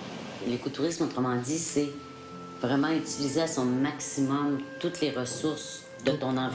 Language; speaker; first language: French; native; French